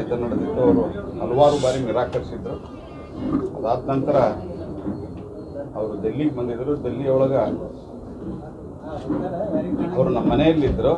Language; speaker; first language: Kannada; native; Kannada